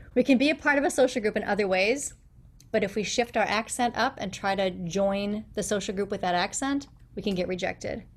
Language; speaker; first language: English; native; English